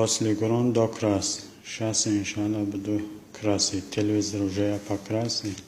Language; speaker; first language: Russian; non-native, local second language; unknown